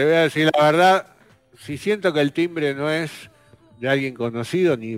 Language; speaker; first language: Spanish; native; Spanish